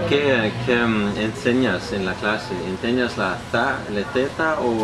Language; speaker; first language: Spanish; non-native, learner; Danish